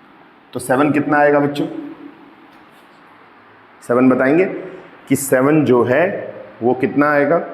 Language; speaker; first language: Hindi; native; Hindi